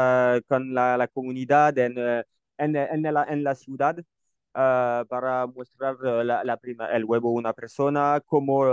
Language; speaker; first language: Spanish; non-native, learner; French